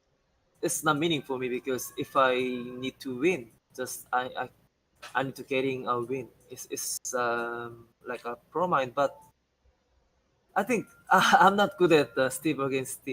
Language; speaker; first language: English; non-native, learner; Korean